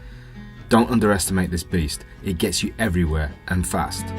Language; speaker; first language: English; native; English